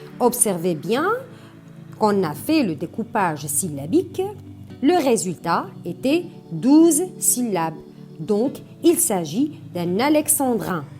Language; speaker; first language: French; non-native, local second language; Arabic